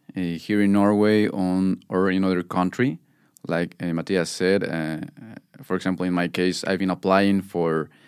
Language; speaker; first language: English; non-native, fluent; Spanish